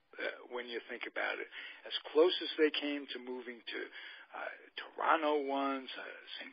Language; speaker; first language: English; native; English